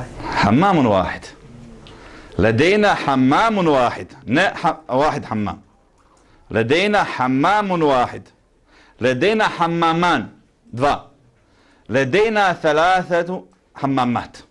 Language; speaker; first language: Arabic; non-native, fluent; Bosnian